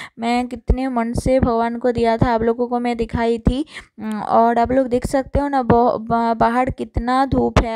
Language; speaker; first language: Hindi; non-native, local second language; Bangla